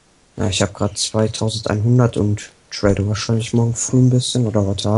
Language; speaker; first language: German; native; German